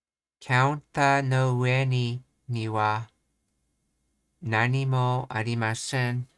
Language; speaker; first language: Japanese; non-native, learner; English